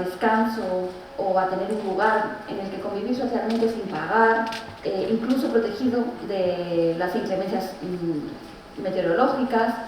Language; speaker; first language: Spanish; native; Spanish